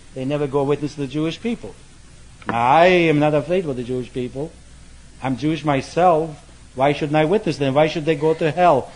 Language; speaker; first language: English; non-native, fluent; Polish